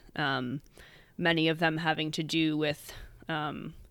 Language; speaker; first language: English; native; English